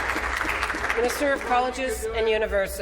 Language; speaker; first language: English; native; English